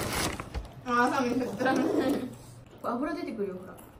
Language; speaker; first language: Japanese; native; Japanese